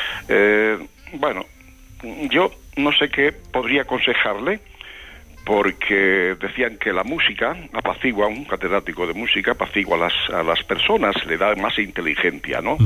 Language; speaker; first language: Spanish; native; Spanish